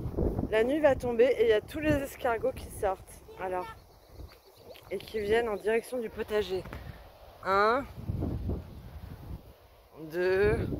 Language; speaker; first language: French; native; French